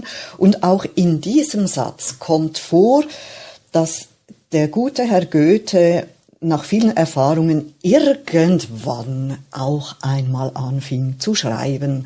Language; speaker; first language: German; native; German